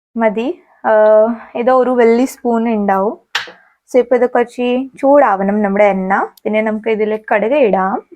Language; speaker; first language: Malayalam; non-native, learner; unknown